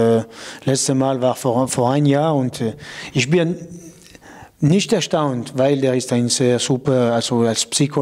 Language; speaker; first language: German; non-native, local second language; French